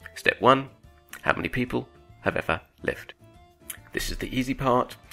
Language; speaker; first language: English; native; English